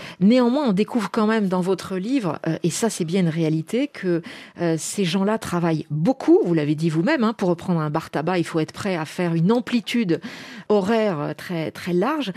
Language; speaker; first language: French; native; French